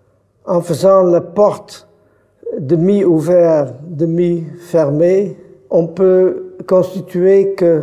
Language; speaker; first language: French; non-native, fluent; Dutch